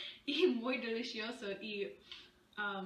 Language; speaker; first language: Spanish; non-native, learner; English